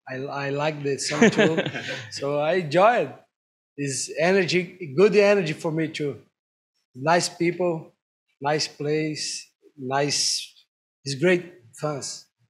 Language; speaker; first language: English; non-native, learner; Portuguese